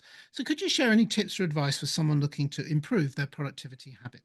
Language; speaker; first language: English; native; English